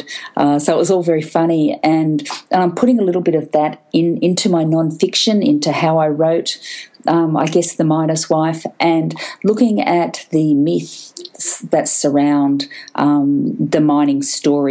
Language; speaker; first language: English; native; English